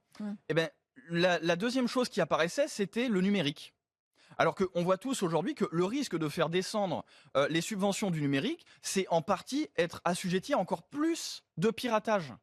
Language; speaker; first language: French; native; French